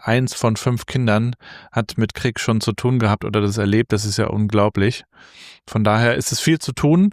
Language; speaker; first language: German; native; German